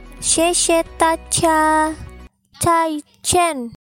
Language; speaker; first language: Chinese; non-native, learner; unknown